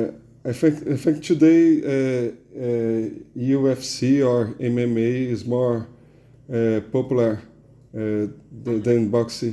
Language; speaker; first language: English; non-native, learner; Portuguese